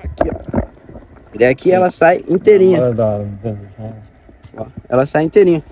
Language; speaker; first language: Portuguese; native; Portuguese